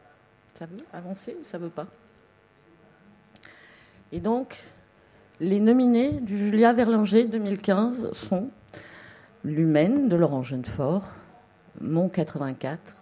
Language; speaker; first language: French; native; French